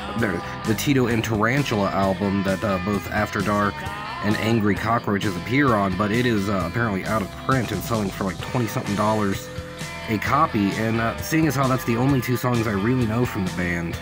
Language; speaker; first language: English; native; English